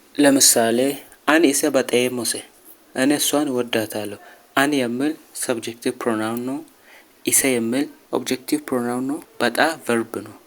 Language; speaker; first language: Amharic; non-native, local second language; Sidamo